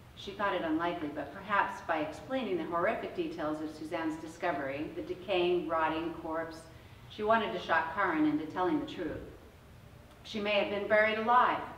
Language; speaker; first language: English; native; English